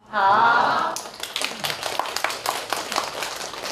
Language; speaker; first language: Chinese; non-native, fluent; Vietnamese